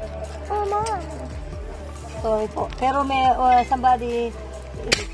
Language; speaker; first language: English; non-native, local second language; Filipino